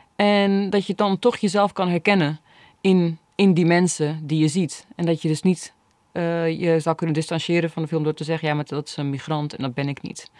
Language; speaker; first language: Dutch; early bilingual, other home language; Bosnian